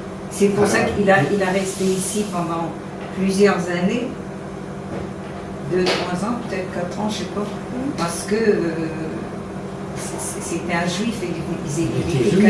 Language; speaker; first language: French; native; French